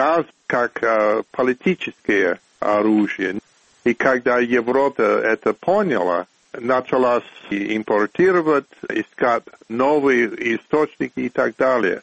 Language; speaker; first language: Russian; non-native, fluent; English